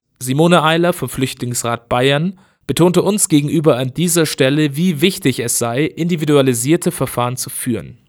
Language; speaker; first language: German; native; German